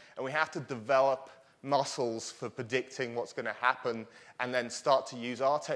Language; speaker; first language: English; native; English